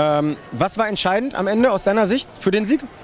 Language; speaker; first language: German; native; German